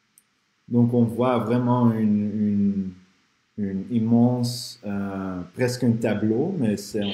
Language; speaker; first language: French; non-native, fluent; Dutch